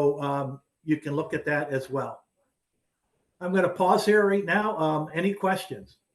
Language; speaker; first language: English; native; English